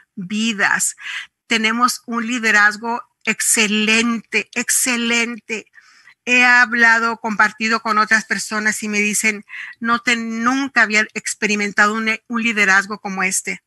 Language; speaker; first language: Spanish; native; Spanish